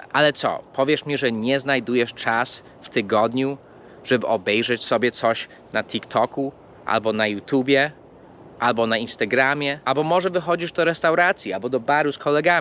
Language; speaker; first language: Polish; early bilingual, heritage; English